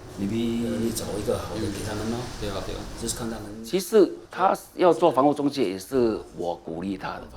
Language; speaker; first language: Chinese; native; Chinese